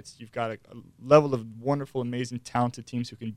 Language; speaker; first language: English; native; English